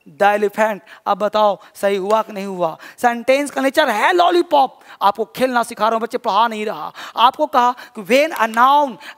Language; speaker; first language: Hindi; native; Hindi